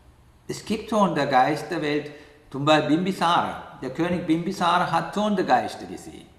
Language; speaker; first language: German; non-native, learner; Sinhala